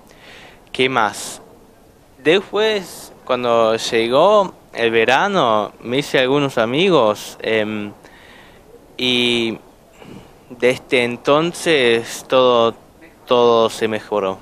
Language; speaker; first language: Spanish; non-native, fluent; German